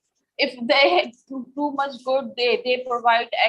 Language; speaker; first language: English; non-native, learner; Urdu